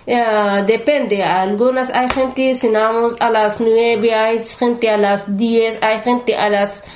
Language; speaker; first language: Spanish; non-native, learner; Arabic